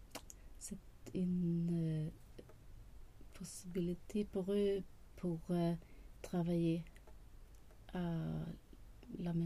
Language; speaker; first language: French; non-native, learner; Swedish